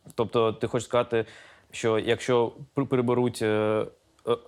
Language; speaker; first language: Ukrainian; non-native, local second language; Russian